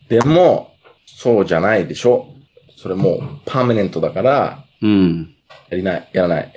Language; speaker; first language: Japanese; non-native, fluent; English